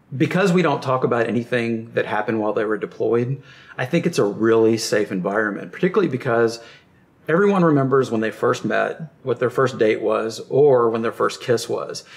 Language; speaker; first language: English; native; English